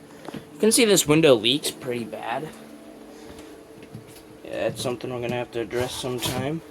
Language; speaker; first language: English; native; English